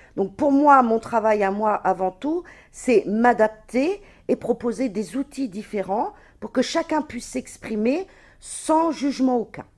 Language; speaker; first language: French; native; French